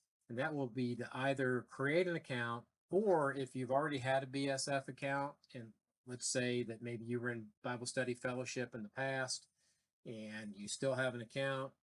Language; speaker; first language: English; native; English